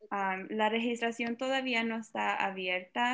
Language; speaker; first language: Spanish; early bilingual, other home language; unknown